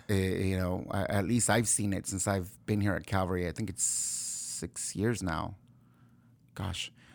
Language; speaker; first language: English; early bilingual, other home language; Spanish